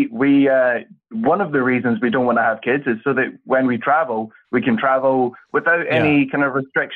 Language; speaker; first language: English; native; English